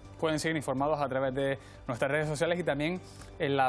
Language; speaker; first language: Spanish; native; Spanish